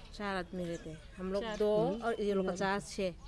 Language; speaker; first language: Hindi; non-native, local second language; Manipuri